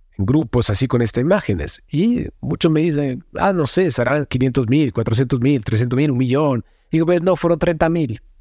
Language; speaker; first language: Spanish; non-native, fluent; Italian